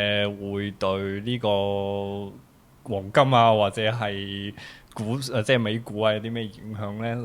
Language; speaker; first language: Cantonese; native; Cantonese